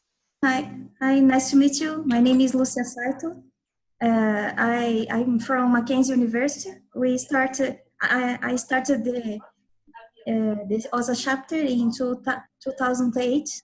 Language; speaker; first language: English; non-native, fluent; Portuguese